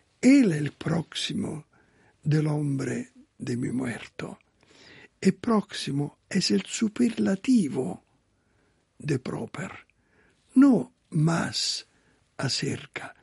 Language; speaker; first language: Spanish; non-native, learner; Italian